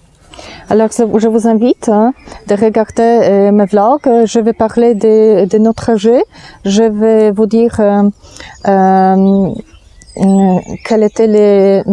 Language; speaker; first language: French; non-native, fluent; Polish